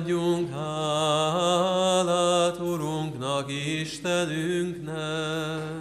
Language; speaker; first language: Hungarian; native; Hungarian